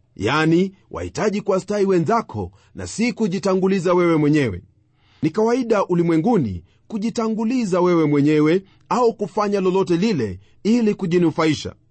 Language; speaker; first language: Swahili; non-native, local second language; Luyia